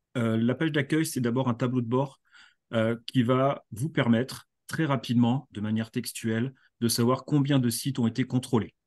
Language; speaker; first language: French; native; French